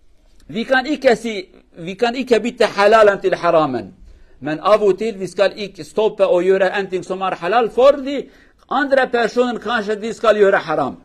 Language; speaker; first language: Norwegian; non-native, learner; Kurdish